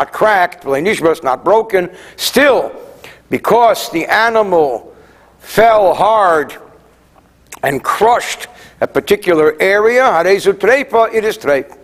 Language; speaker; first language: English; native; English